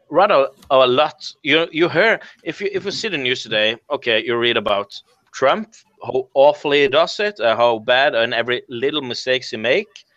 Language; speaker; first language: English; non-native, fluent; Norwegian